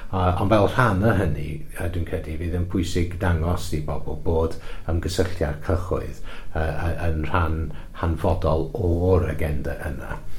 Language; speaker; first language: Welsh; non-native, local second language; English